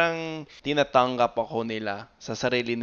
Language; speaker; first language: Filipino; non-native, fluent; English